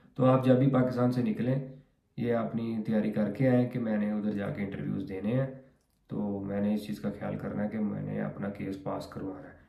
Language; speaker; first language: Urdu; non-native, local second language; Punjabi